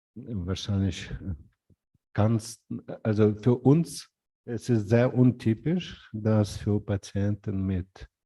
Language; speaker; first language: German; non-native, fluent; Ukrainian